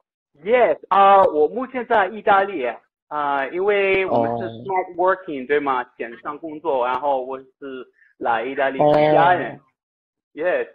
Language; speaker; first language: Chinese; non-native, fluent; Italian